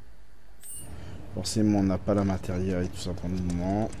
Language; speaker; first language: French; native; French